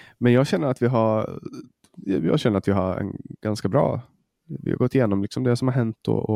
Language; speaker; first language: Swedish; native; Swedish